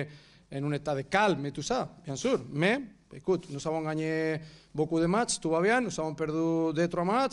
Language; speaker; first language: French; non-native, fluent; Catalan